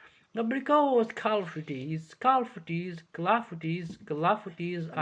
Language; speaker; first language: French; non-native, learner; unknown